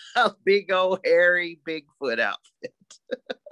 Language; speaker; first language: English; native; English